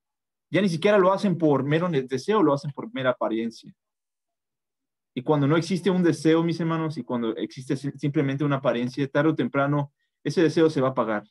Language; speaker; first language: Spanish; native; Spanish